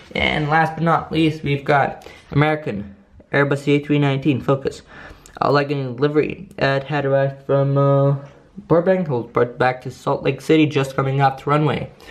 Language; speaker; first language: English; non-native, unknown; Polish